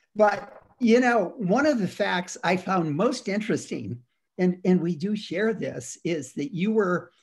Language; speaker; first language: English; native; English